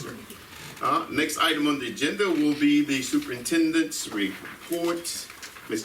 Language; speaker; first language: English; native; English